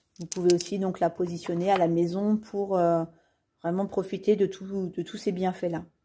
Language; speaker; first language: French; native; French